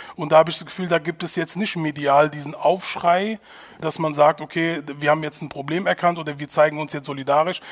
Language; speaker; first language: German; native; German